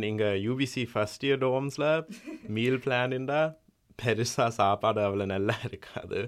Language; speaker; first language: Tamil; early bilingual, heritage; Tamil